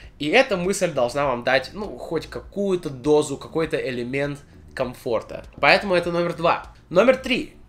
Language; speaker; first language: Russian; native; Russian